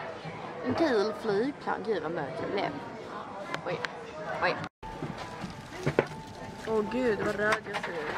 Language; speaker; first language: Swedish; early bilingual, other home language; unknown